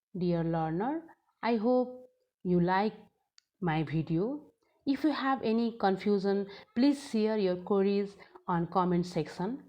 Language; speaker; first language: English; non-native, local second language; Nepali